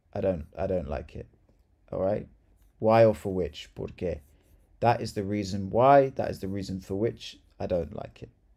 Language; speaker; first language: English; native; English